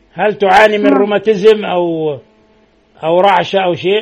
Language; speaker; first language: Arabic; native; Arabic